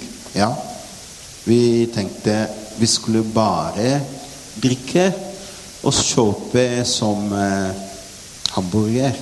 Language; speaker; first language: Norwegian; non-native, fluent; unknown